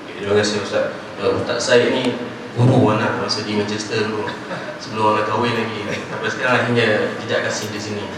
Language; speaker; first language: Malay; native; Malay